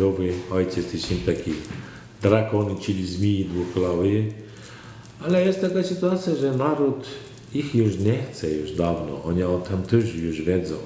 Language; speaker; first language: Polish; non-native, learner; Turkmen